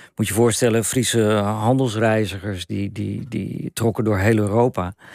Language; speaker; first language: Dutch; native; Dutch